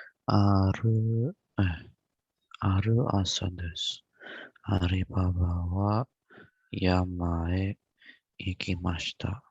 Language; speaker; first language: Japanese; non-native, learner; Indonesian